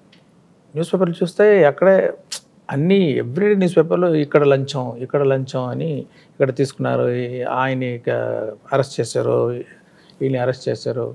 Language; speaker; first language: Telugu; non-native, fluent; Tamil